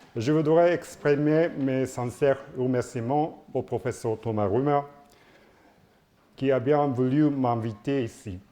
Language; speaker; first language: French; non-native, learner; Japanese